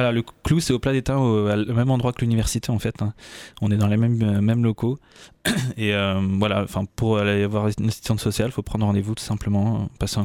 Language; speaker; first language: French; native; French